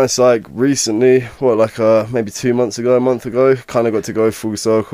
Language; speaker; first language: English; native; English